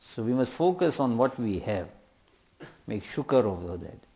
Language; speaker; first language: English; native; English